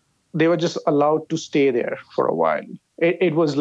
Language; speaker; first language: English; non-native, local second language; Bangla